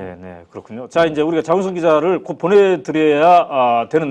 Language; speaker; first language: Korean; native; Korean